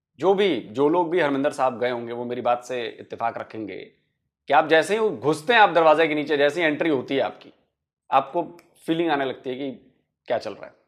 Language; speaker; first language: Hindi; native; Hindi